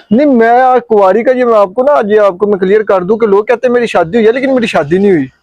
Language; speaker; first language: Urdu; non-native, local second language; Punjabi